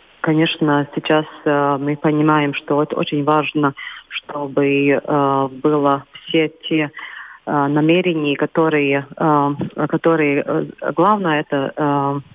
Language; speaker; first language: Russian; non-native, local second language; Latvian